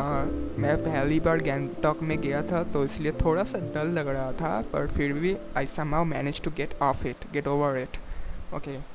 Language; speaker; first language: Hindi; non-native, local second language; Bangla